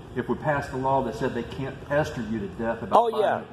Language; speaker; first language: English; native; English